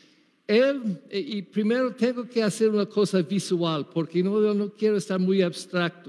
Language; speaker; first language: Spanish; non-native, learner; English